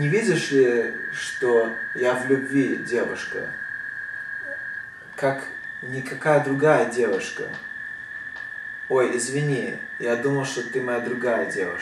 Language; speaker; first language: Russian; early bilingual, heritage; Russian